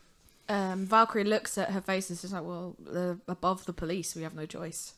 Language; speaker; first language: English; native; English